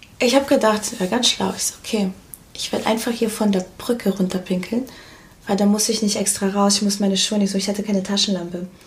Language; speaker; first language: German; early bilingual, other home language; Portuguese